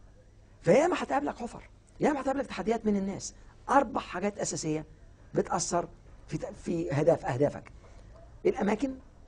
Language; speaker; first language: Arabic; native; Arabic